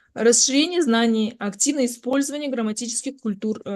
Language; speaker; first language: Russian; non-native, local second language; Kazakh